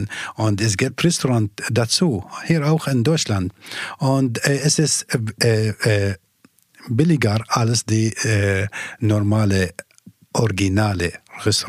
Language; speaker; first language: German; non-native, learner; Persian